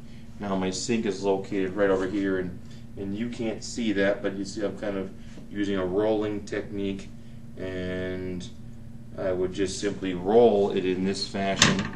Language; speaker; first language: English; native; English